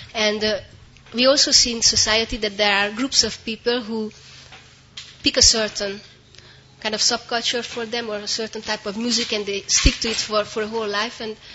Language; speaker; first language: English; non-native, fluent; Hungarian